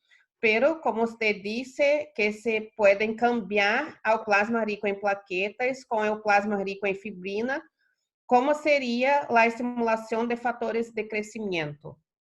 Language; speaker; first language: Spanish; non-native, learner; Portuguese